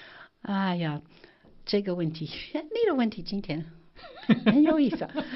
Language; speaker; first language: Chinese; non-native, fluent; English